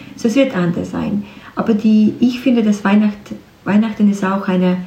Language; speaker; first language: German; non-native, learner; Ukrainian